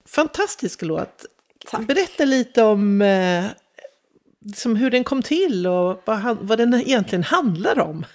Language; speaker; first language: Swedish; native; Swedish